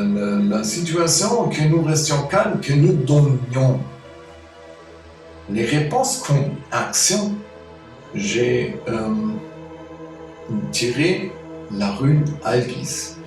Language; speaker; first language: French; non-native, fluent; German